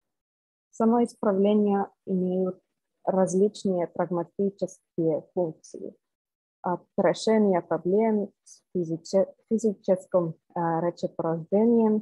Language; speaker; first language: Russian; non-native, learner; Finnish